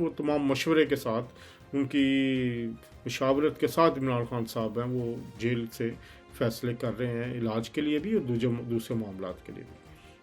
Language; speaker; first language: Urdu; native; Urdu